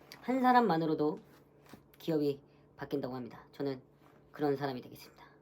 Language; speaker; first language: Korean; native; Korean